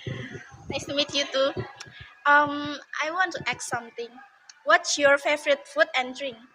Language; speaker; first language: English; non-native, learner; Indonesian